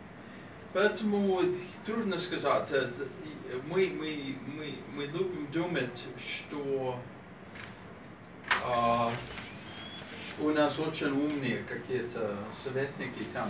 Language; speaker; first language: Russian; non-native, fluent; English